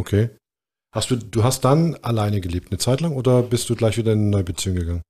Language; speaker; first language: German; native; German